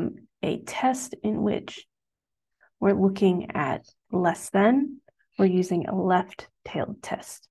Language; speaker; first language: English; native; English